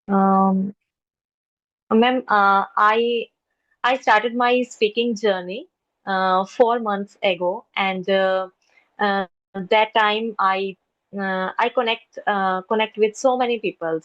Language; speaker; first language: English; non-native, local second language; Hindi